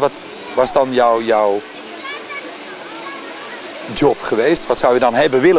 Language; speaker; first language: Dutch; native; Dutch